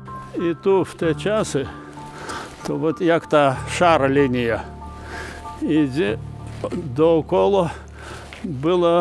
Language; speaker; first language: Polish; non-native, learner; Lithuanian